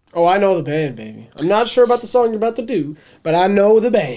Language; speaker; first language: English; native; English